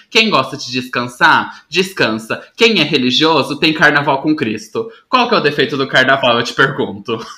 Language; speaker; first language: Portuguese; early bilingual, heritage; Portuguese